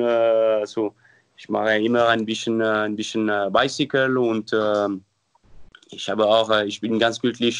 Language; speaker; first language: German; non-native, local second language; French